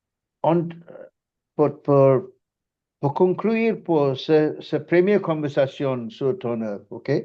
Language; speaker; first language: French; non-native, fluent; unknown